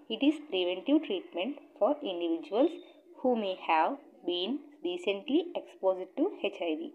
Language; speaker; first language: English; non-native, local second language; Telugu